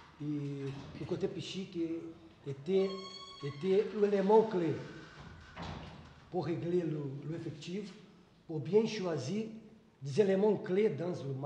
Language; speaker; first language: French; non-native, fluent; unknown